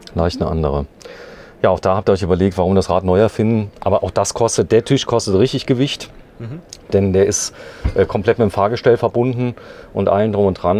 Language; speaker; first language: German; native; German